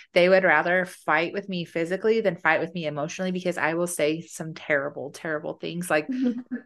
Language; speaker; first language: English; native; English